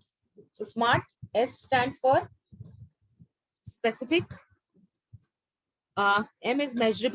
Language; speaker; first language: English; non-native, local second language; Hindi